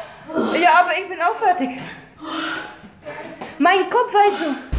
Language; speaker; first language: German; non-native, learner; Czech